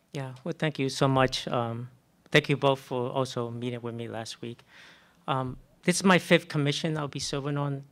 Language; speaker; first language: English; native; English